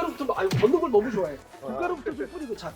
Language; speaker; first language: Korean; native; Korean